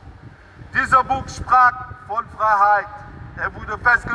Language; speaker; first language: German; non-native, fluent; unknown